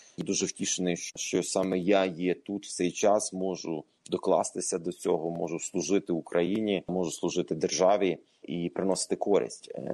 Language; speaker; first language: Ukrainian; native; Ukrainian